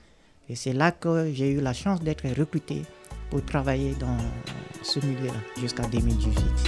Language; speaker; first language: French; non-native, local second language; Sango